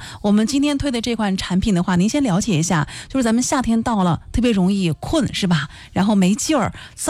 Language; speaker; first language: Chinese; native; Chinese